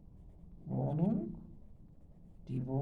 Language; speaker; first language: German; non-native, fluent; Turkish